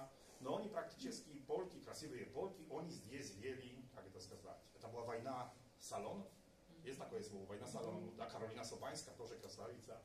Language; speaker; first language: Polish; non-native, learner; Russian